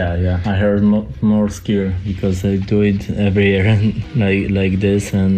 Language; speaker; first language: English; non-native, learner; Polish